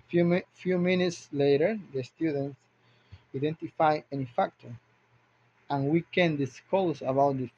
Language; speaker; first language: English; non-native, learner; Spanish